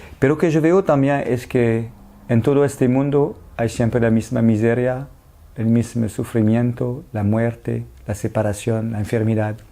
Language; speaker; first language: Spanish; non-native, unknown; French